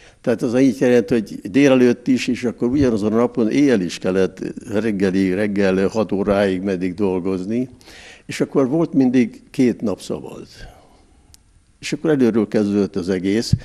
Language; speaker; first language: Hungarian; native; Hungarian